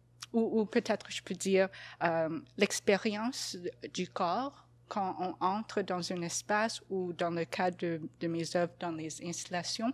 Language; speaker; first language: French; non-native, fluent; English